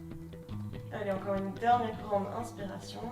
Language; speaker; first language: French; native; French